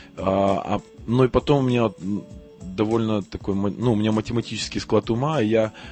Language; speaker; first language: Russian; native; Russian